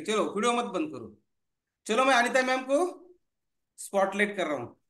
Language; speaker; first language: Hindi; non-native, local second language; Marathi